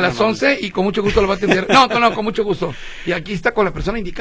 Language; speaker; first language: Spanish; native; Spanish